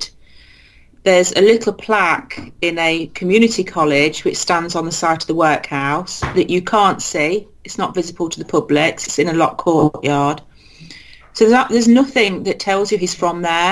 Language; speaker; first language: English; native; English